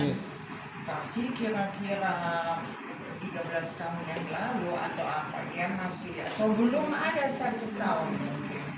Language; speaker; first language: Indonesian; non-native, fluent; German